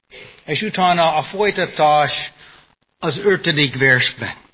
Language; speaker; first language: Hungarian; non-native, fluent; English